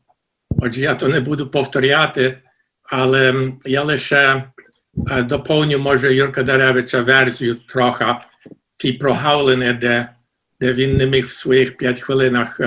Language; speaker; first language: Ukrainian; early bilingual, heritage; Ukrainian